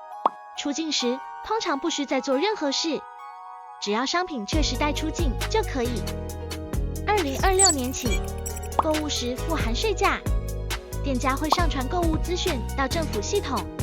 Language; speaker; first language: Chinese; native; Chinese